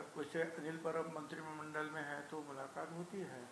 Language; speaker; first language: Hindi; non-native, local second language; Marathi